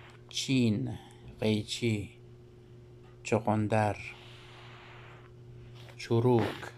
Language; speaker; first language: Persian; non-native, fluent; Urdu